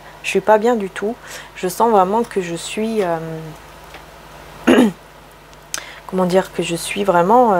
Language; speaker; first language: French; native; French